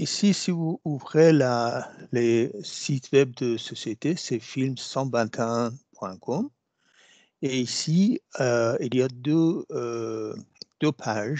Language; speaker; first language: French; non-native, fluent; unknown